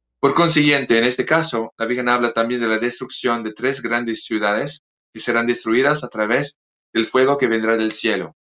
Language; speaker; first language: Spanish; non-native, fluent; French